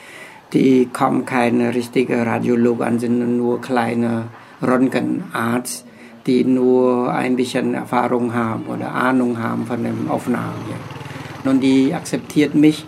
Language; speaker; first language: German; non-native, fluent; Khmer